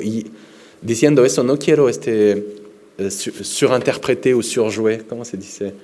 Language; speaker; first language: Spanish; non-native, fluent; French